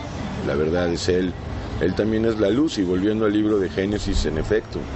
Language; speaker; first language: Spanish; native; Spanish